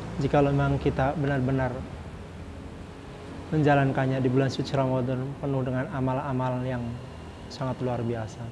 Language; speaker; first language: Indonesian; native; Indonesian